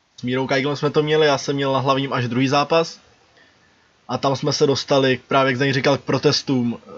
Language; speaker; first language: Czech; native; Czech